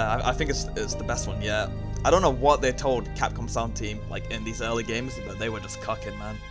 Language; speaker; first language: English; native; English